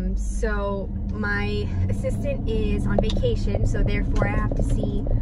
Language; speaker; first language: English; early bilingual, other home language; Spanish